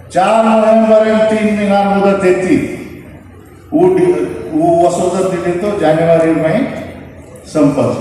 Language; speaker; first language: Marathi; non-native, local second language; Lambadi